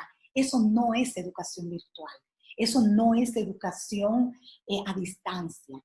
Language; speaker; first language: Spanish; native; Spanish